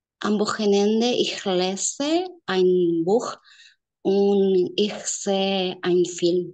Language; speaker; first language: German; non-native, learner; Spanish